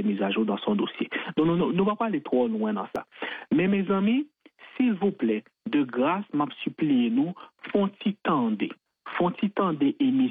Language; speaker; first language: French; non-native, local second language; Haitian Creole